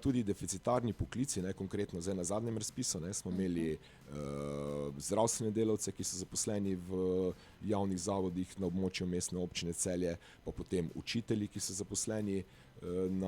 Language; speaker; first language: Slovenian; native; Slovenian